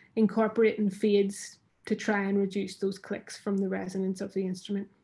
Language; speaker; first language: English; native; English